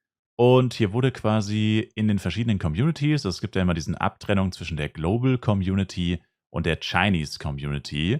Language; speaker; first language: German; native; German